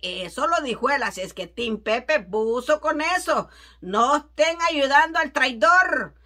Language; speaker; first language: Spanish; native; Spanish